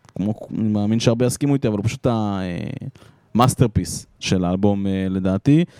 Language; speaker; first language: Hebrew; native; Hebrew